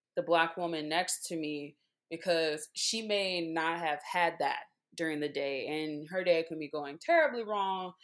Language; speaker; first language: English; native; English